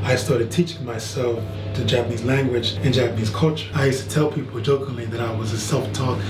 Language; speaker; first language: English; native; English